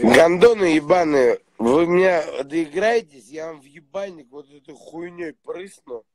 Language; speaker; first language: Russian; native; Russian